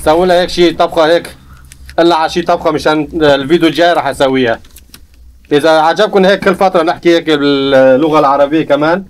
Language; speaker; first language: Arabic; non-native, local second language; Kurdish